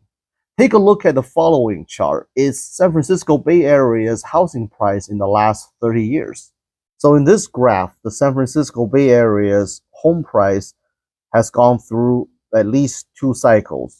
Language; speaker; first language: English; non-native, fluent; Chinese